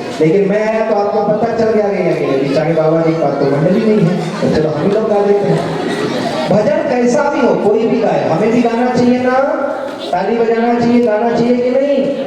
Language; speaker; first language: Hindi; non-native, local second language; Chhattisgarhi